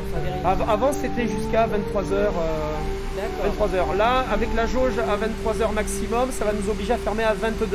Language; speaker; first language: French; native; French